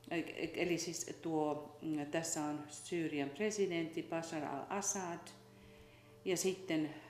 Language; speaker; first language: Finnish; native; Finnish